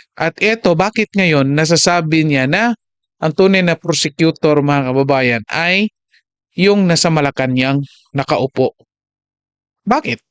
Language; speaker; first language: Filipino; non-native, local second language; Cebuano